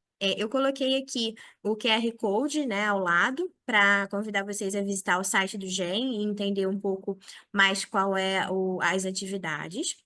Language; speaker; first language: Portuguese; native; Portuguese